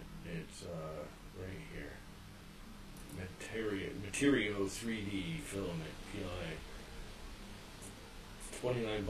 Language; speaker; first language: English; native; English